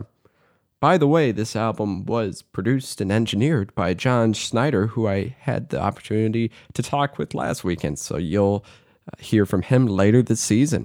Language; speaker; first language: English; native; English